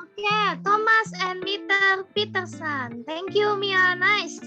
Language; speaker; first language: English; non-native, fluent; Indonesian